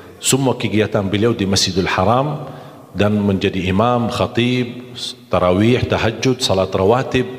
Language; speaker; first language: Malay; non-native, fluent; Arabic